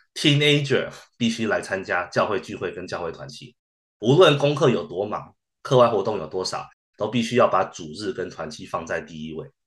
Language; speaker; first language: Chinese; early bilingual, heritage; Chinese